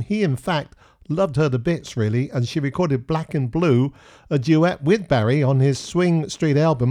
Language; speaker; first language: English; native; English